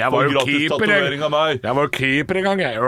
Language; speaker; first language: Norwegian; native; Norwegian